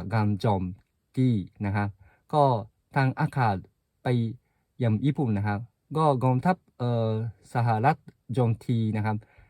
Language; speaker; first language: Thai; non-native, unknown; Japanese